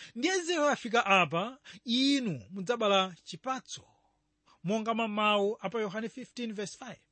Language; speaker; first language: Nyanja; native; Nyanja